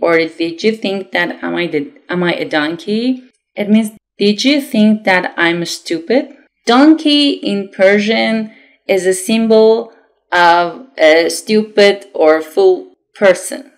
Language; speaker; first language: English; non-native, fluent; Persian